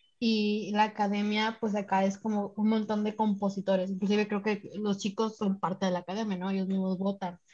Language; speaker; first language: Spanish; native; Spanish